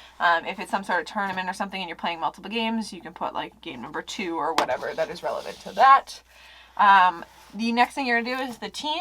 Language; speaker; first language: English; native; English